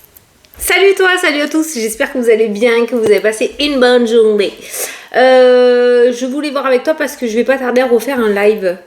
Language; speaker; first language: French; native; French